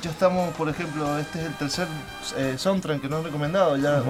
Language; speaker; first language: Spanish; native; Spanish